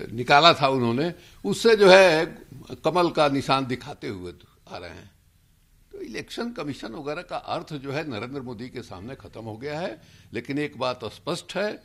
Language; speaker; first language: Hindi; native; Hindi